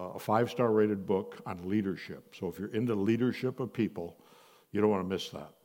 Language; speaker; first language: English; native; English